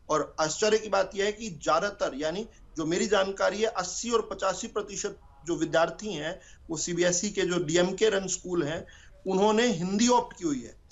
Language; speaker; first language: Hindi; native; Hindi